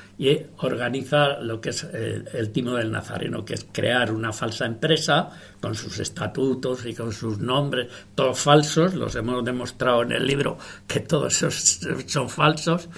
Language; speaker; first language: Spanish; native; Spanish